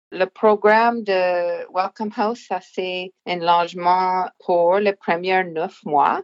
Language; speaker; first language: French; non-native, local second language; English